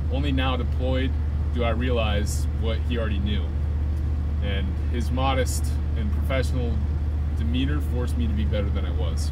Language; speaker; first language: English; native; English